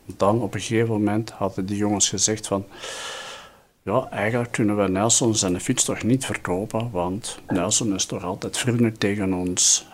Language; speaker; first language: Dutch; native; Dutch